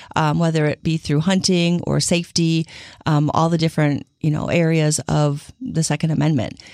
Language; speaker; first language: English; native; English